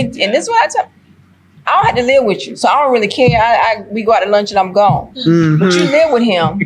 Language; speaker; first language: English; native; English